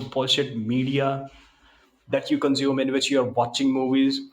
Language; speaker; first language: English; non-native, local second language; Punjabi